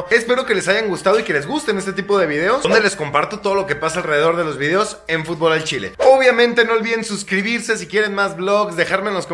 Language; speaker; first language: Spanish; native; Spanish